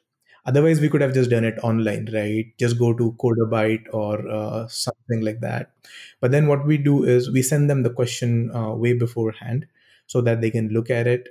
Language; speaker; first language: English; non-native, local second language; Hindi